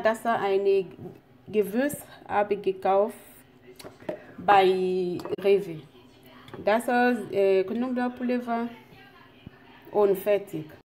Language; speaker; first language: German; non-native, learner; French